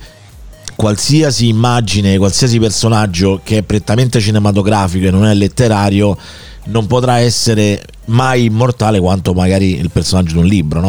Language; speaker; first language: Italian; native; Italian